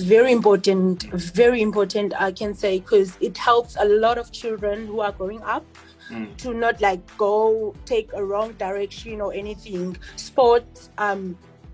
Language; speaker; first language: English; non-native, local second language; Xhosa